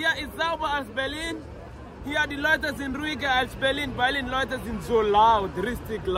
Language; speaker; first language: German; non-native, learner; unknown